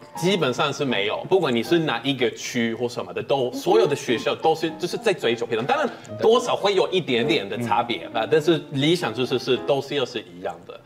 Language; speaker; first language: Chinese; non-native, fluent; Swedish